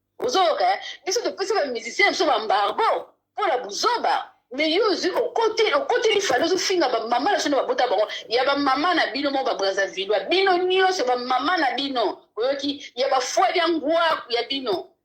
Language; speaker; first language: Lingala; native; Lingala